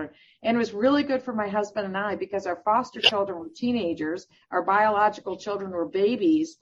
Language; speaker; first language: English; native; English